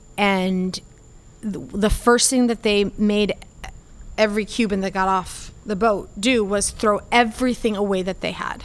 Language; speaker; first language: English; early bilingual, other home language; Spanish